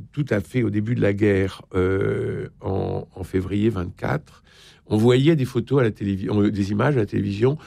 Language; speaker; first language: French; native; French